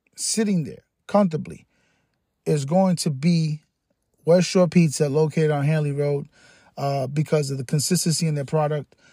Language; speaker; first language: English; native; English